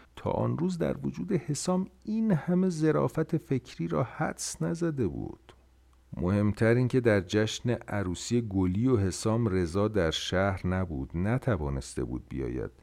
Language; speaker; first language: Persian; native; Persian